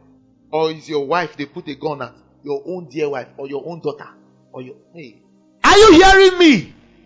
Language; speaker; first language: English; non-native, local second language; Igbo